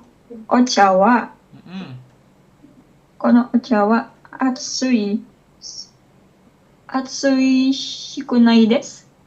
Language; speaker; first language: Japanese; non-native, learner; Indonesian